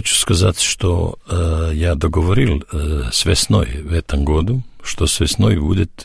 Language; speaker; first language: Russian; non-native, learner; Serbian